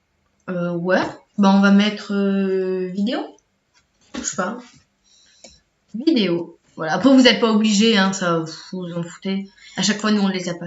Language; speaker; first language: French; native; French